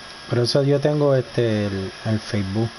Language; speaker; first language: Spanish; native; Spanish